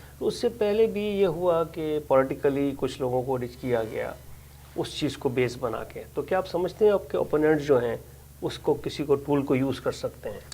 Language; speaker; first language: Urdu; native; Urdu